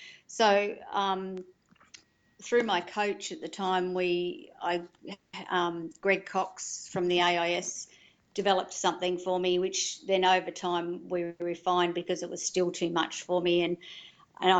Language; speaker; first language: English; native; English